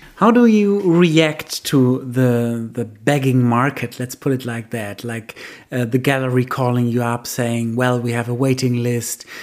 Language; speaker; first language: English; non-native, fluent; German